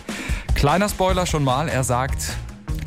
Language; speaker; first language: German; native; German